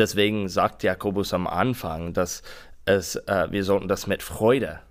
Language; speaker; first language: German; non-native, learner; English